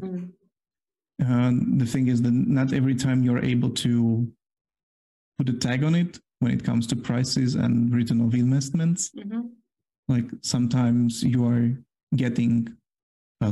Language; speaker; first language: English; non-native, fluent; Polish